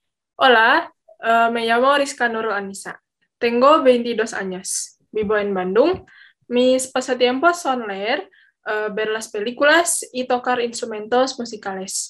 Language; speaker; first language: Spanish; non-native, learner; Indonesian